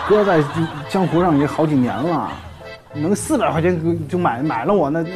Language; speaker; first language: Chinese; native; Chinese